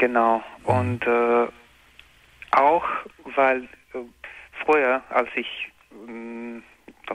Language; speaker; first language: German; non-native, learner; Croatian